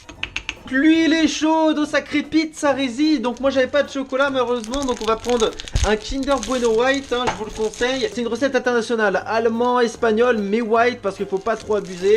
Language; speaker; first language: French; native; French